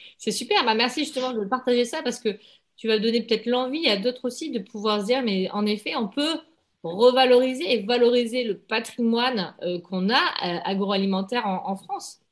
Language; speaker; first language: French; native; French